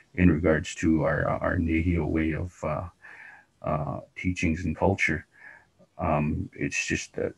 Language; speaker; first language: English; non-native, fluent; Cree